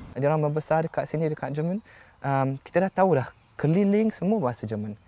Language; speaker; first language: Malay; non-native, fluent; German